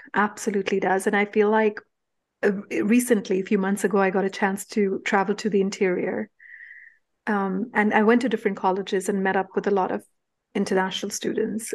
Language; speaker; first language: English; non-native, local second language; Punjabi